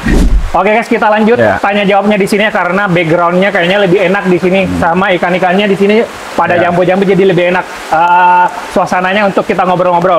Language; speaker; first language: Indonesian; native; Indonesian